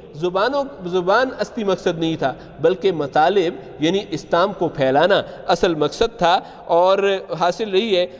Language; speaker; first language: Urdu; native; Urdu